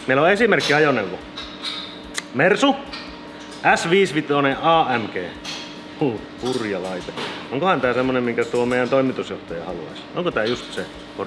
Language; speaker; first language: Finnish; native; Finnish